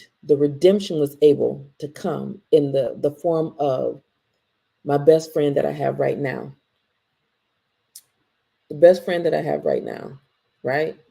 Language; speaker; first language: English; native; English